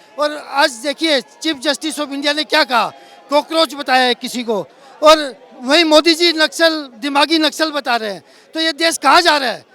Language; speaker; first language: Hindi; non-native, local second language; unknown